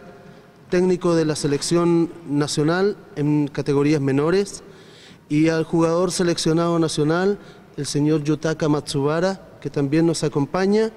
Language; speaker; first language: Spanish; native; Spanish